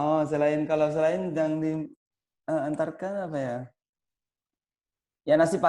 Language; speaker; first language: Indonesian; non-native, fluent; Thai